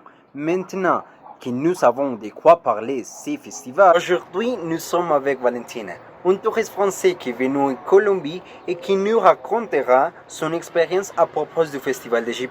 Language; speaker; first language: French; non-native, learner; Spanish